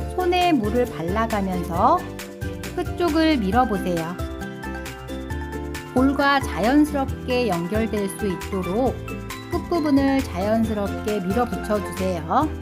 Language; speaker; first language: Korean; native; Korean